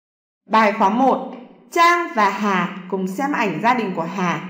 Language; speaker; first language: Vietnamese; non-native, learner; Chinese